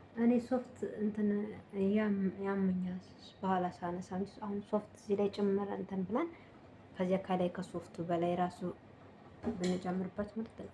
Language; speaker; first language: Amharic; native; Amharic